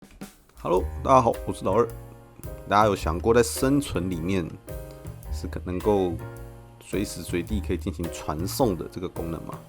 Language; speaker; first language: Chinese; native; Chinese